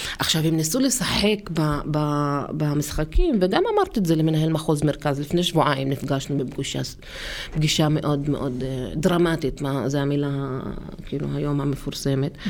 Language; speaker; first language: Hebrew; non-native, local second language; Arabic